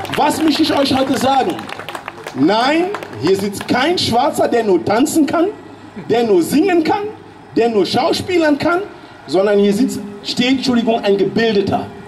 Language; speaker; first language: German; early bilingual, other home language; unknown